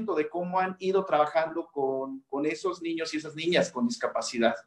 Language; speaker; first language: Spanish; native; Spanish